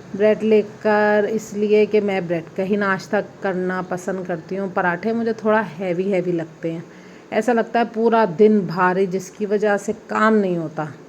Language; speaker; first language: Urdu; native; Urdu